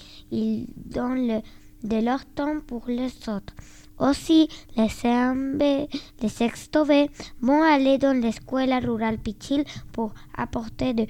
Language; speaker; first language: French; non-native, learner; Spanish